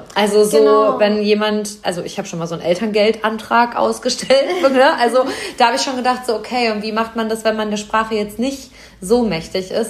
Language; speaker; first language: German; native; German